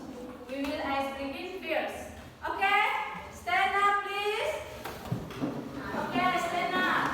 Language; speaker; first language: English; non-native, learner; Indonesian